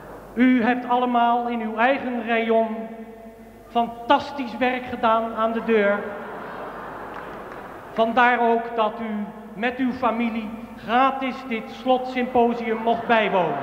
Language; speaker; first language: Dutch; native; Dutch